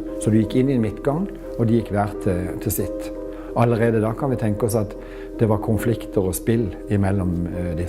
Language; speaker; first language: Norwegian; native; Norwegian